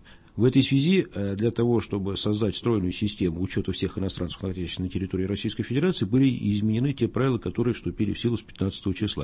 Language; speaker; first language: Russian; native; Russian